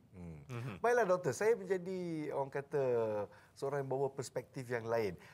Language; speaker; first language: Malay; native; Malay